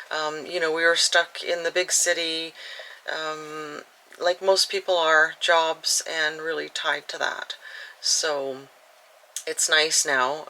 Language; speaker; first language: English; native; English